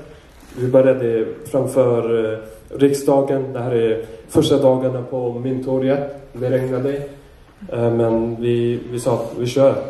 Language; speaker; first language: Swedish; non-native, fluent; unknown